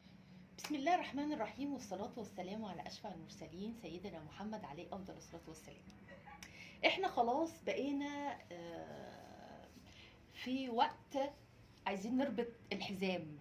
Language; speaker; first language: Arabic; native; Arabic